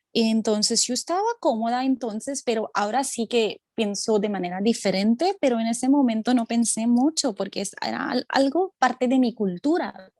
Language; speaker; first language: Spanish; non-native, fluent; Hindi